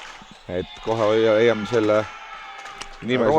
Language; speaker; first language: Estonian; native; Estonian